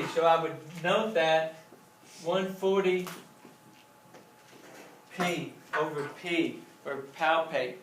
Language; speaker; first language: English; native; English